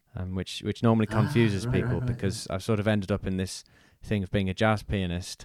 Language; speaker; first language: English; native; English